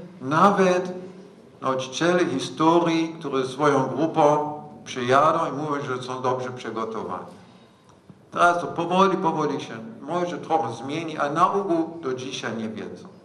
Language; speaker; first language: Polish; non-native, fluent; German